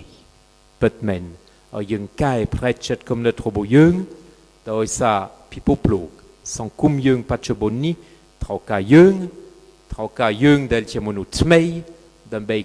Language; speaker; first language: Khmer; non-native, fluent; French